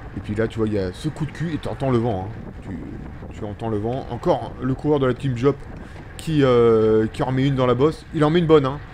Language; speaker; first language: French; native; French